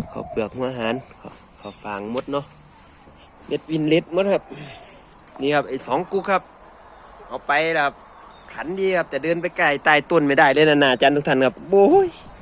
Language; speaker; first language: Thai; native; Thai